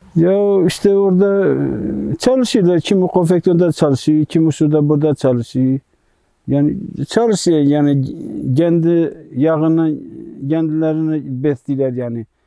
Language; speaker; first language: Turkish; native; Turkish